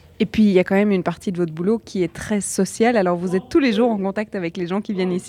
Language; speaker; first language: French; native; French